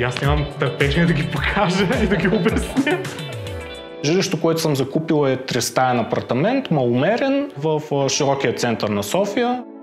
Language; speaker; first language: Bulgarian; native; Bulgarian